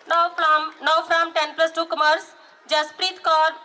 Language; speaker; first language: English; non-native, local second language; Punjabi